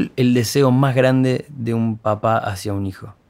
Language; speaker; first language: Spanish; native; Spanish